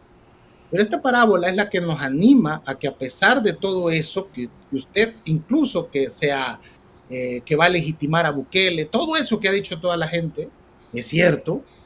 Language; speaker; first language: Spanish; native; Spanish